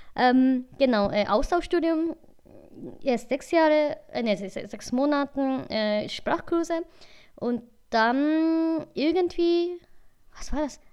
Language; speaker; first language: German; native; German